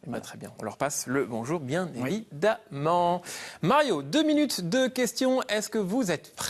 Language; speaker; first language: French; native; French